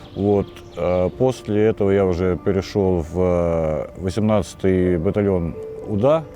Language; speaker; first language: Russian; native; Russian